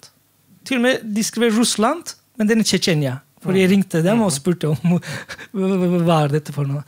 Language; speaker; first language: Norwegian; non-native, fluent; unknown